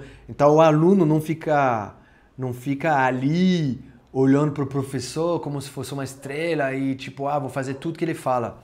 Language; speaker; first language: Portuguese; non-native, fluent; French